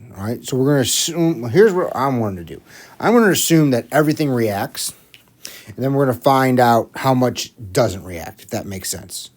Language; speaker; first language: English; native; English